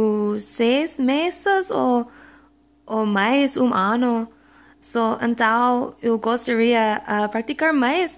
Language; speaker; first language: Portuguese; non-native, learner; English